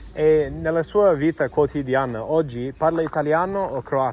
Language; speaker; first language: Italian; non-native, fluent; English